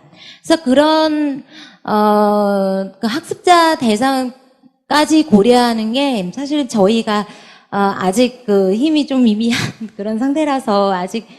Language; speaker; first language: Korean; non-native, fluent; Vietnamese